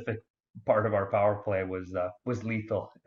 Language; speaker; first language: English; native; English